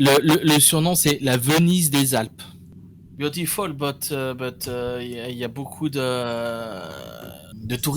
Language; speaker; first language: French; native; French